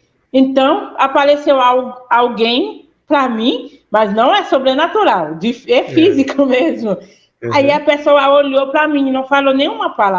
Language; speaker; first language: Portuguese; non-native, fluent; Haitian Creole